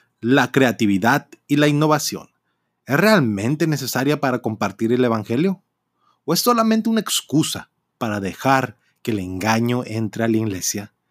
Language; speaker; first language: Spanish; early bilingual, heritage; Spanish